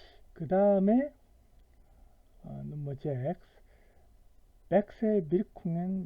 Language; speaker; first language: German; non-native, fluent; Korean